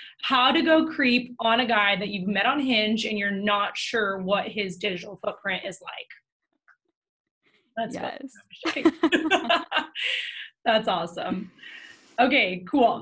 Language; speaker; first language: English; native; English